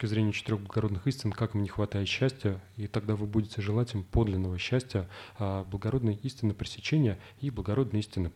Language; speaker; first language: Russian; native; Russian